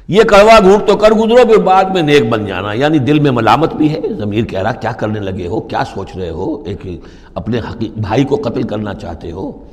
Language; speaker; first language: Urdu; non-native, local second language; Punjabi